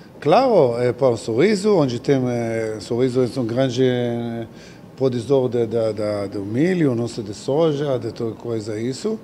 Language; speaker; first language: Portuguese; non-native, fluent; Hebrew